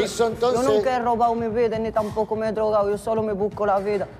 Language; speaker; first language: Spanish; non-native, fluent; Arabic